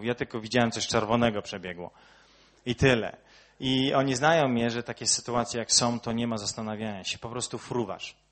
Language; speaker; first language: Polish; early bilingual, heritage; Polish